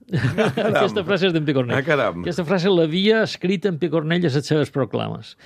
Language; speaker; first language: Catalan; native; Catalan